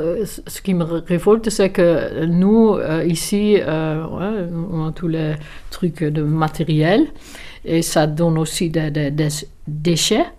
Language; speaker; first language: French; non-native, fluent; Dutch